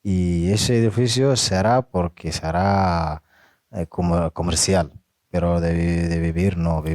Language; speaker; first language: Spanish; non-native, fluent; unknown